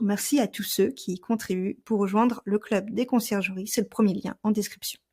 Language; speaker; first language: French; native; French